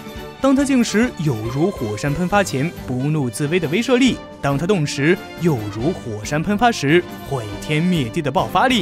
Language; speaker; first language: Chinese; native; Chinese